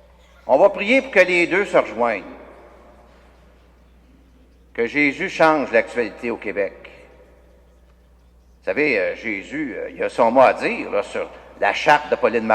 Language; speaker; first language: French; native; French